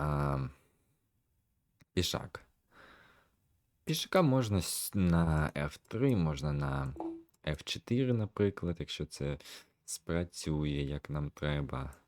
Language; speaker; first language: Ukrainian; native; Ukrainian